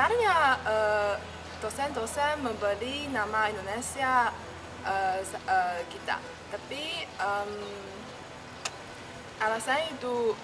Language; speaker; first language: Indonesian; non-native, learner; Chinese